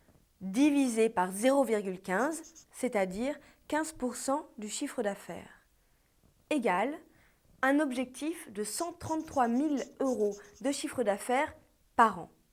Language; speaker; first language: French; native; French